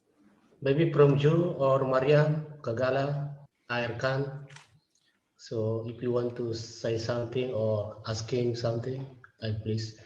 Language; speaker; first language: English; non-native, learner; Indonesian